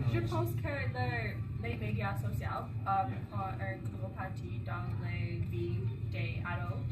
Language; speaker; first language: French; non-native, learner; English